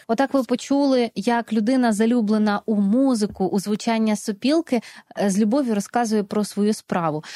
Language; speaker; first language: Ukrainian; native; Ukrainian